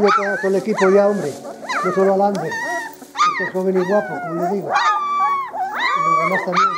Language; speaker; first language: Spanish; native; Spanish